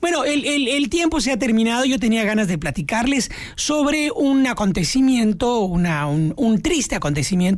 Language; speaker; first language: Spanish; native; Spanish